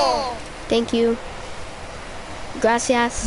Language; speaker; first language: Spanish; non-native, learner; English